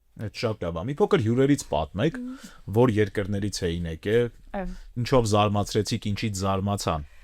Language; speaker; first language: Armenian; native; Armenian